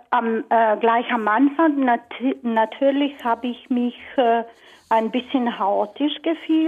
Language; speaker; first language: German; non-native, fluent; Croatian